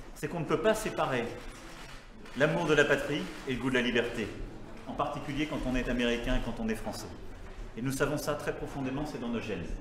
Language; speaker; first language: French; native; French